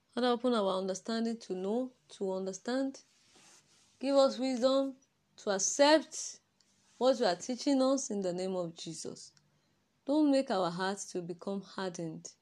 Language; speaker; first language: English; non-native, local second language; Yoruba